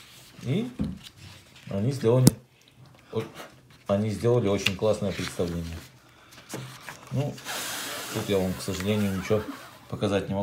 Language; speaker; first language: Russian; native; Russian